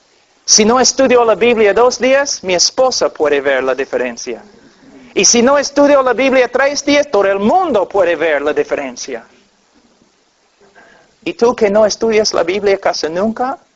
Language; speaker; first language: Spanish; non-native, fluent; English